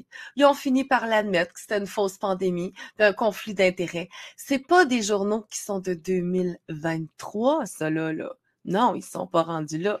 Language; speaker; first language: French; native; French